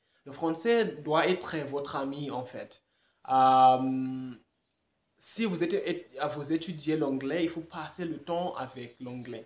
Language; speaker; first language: French; non-native, fluent; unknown